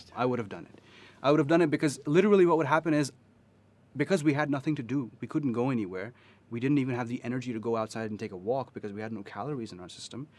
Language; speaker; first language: English; native; English